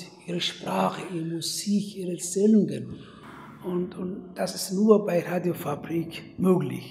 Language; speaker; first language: German; non-native, fluent; Somali